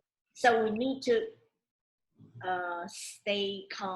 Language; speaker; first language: English; non-native, learner; Chinese